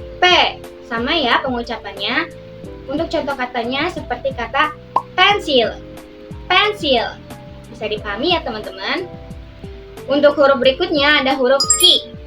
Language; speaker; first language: Indonesian; native; Indonesian